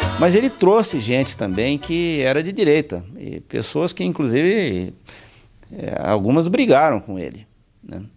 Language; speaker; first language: Portuguese; native; Portuguese